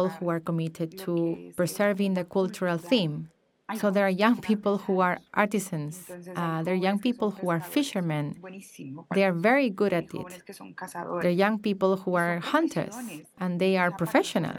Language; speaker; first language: English; non-native, fluent; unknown